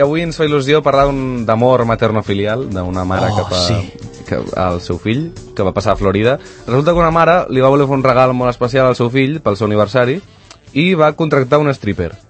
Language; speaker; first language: Catalan; native; Catalan